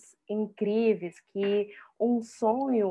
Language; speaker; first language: Portuguese; non-native, fluent; Arabic